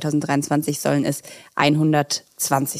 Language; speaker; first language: German; native; German